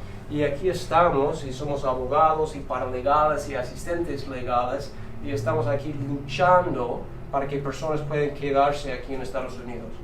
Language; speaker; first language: Spanish; non-native, fluent; English